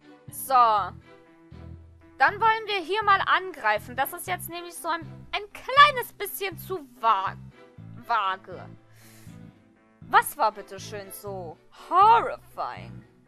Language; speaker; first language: German; native; German